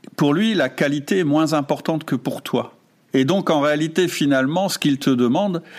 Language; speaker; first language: French; non-native, fluent; German